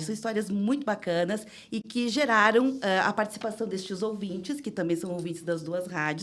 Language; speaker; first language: Portuguese; native; Portuguese